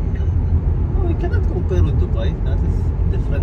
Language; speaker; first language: English; non-native, fluent; Arabic